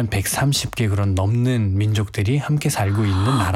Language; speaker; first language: Korean; non-native, fluent; Nepali